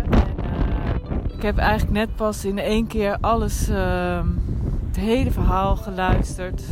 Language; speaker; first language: Dutch; native; Dutch